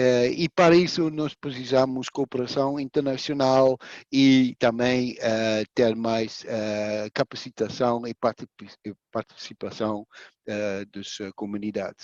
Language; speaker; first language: Portuguese; non-native, fluent; Dutch